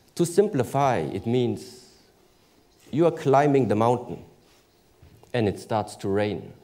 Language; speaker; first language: English; early bilingual, other home language; German